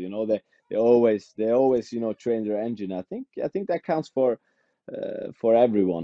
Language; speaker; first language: English; non-native, fluent; Norwegian